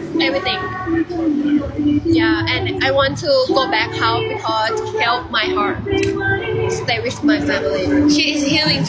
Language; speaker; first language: English; non-native, learner; Thai